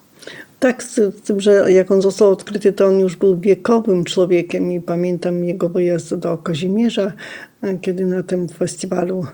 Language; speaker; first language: Polish; non-native, local second language; Lithuanian